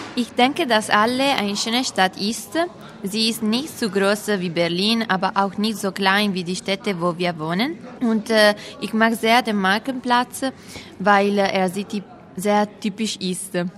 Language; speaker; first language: German; non-native, fluent; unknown